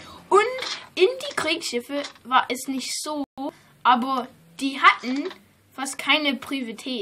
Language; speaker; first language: German; non-native, fluent; English